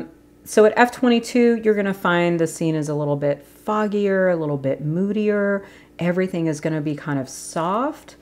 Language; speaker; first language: English; native; English